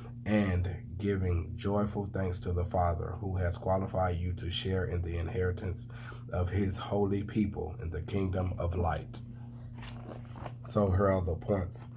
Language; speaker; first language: English; native; English